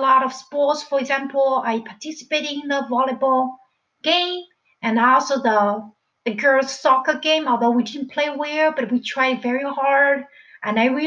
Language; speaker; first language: English; non-native, fluent; Chinese